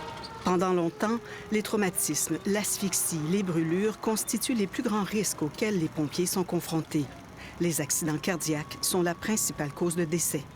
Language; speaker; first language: French; native; French